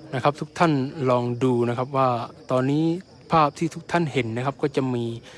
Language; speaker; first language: Thai; non-native, local second language; Malay